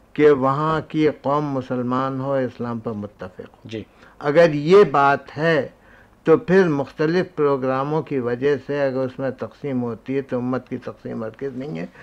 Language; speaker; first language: Urdu; native; Urdu